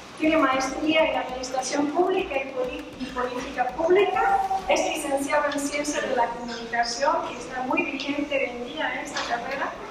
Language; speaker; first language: Spanish; early bilingual, heritage; Spanish